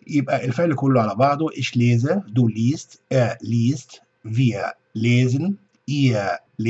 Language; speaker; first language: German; non-native, fluent; Arabic